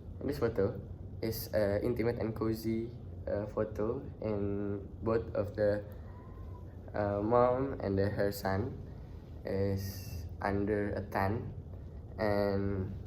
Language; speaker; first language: English; non-native, learner; Indonesian